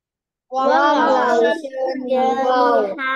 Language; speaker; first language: Chinese; non-native, learner; Indonesian